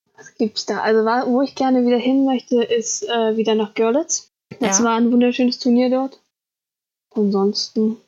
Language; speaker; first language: German; native; German